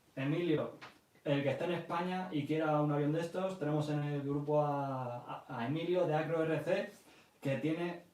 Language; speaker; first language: Spanish; early bilingual, other home language; English